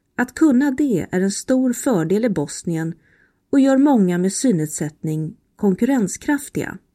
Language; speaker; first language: Swedish; native; Swedish